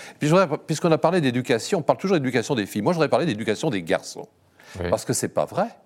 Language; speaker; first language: French; native; French